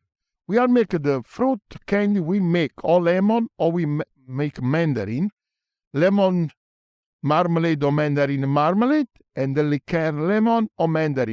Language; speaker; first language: English; non-native, learner; Italian